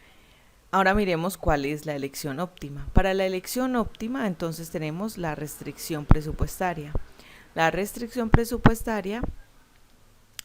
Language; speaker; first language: Spanish; native; Spanish